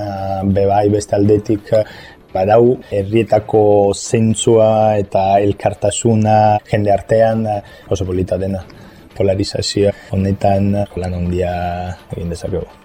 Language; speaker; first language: Basque; non-native, fluent; Italian